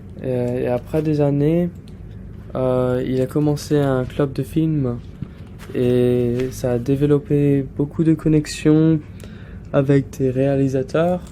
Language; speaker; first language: French; non-native, learner; English